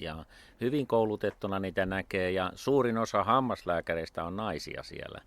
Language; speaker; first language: Finnish; native; Finnish